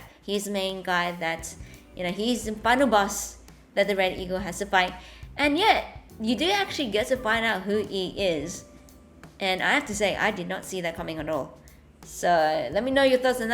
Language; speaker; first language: English; native; English